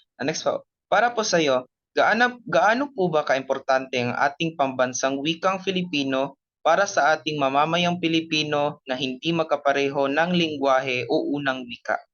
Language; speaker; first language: Filipino; non-native, local second language; Cebuano